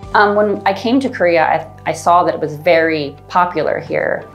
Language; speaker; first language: English; native; English